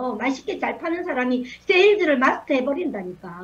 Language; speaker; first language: Korean; native; Korean